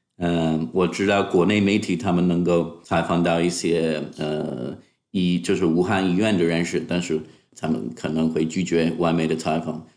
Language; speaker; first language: Chinese; non-native, fluent; English